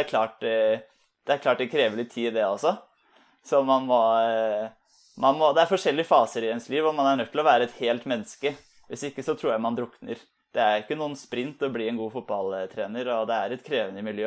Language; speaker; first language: Norwegian; native; Norwegian